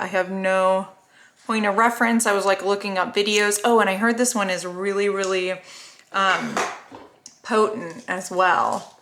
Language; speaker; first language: English; native; English